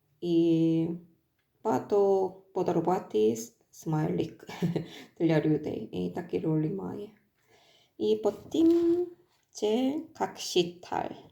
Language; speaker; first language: Ukrainian; non-native, learner; Korean